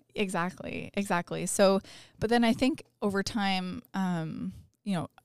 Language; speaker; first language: English; native; English